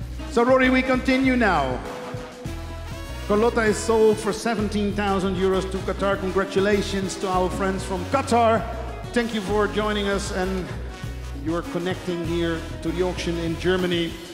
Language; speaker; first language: English; non-native, fluent; Dutch